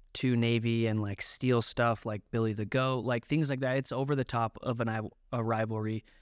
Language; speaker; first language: English; native; English